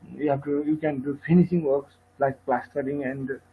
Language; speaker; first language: English; non-native, local second language; Nepali